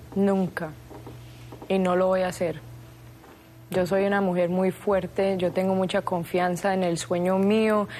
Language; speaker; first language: Spanish; early bilingual, heritage; Spanish